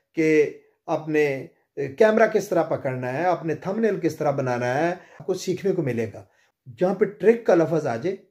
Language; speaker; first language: Urdu; non-native, local second language; Punjabi